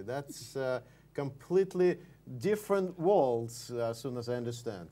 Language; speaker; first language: English; non-native, fluent; Russian